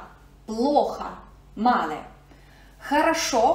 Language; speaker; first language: Russian; non-native, fluent; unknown